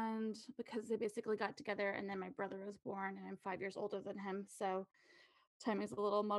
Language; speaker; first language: English; native; English